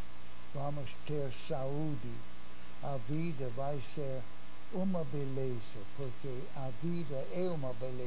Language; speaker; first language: Portuguese; non-native, fluent; English